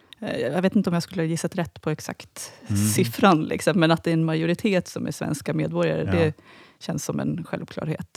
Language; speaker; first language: Swedish; native; Swedish